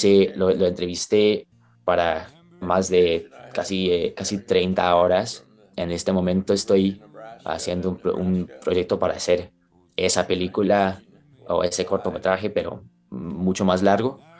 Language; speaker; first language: Spanish; early bilingual, heritage; Spanish